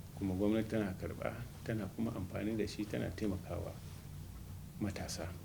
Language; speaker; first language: Hausa; native; Hausa